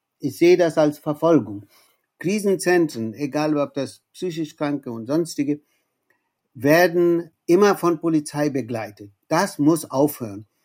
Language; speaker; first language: German; non-native, fluent; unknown